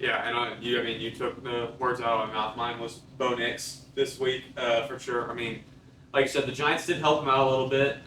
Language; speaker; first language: English; native; English